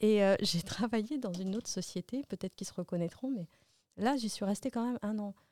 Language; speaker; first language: French; early bilingual, other home language; Arabic